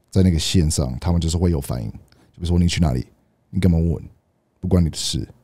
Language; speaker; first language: Chinese; non-native, fluent; English